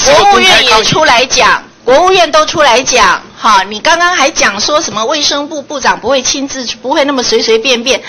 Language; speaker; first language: Chinese; native; Chinese